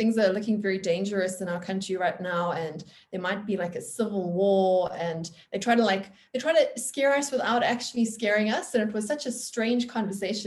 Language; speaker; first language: English; native; English